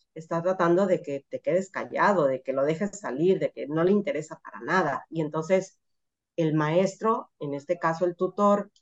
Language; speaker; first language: Spanish; native; Spanish